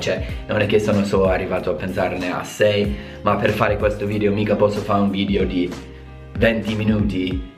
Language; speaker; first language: Italian; non-native, fluent; English